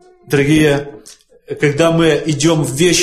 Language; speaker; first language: Polish; non-native, learner; Russian